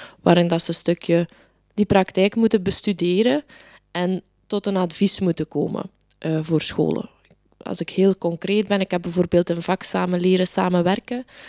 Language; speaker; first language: Dutch; native; Dutch